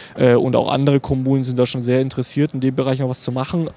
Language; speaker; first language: German; native; German